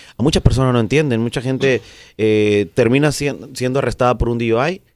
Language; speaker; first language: Spanish; native; Spanish